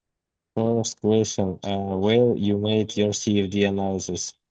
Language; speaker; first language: English; non-native, learner; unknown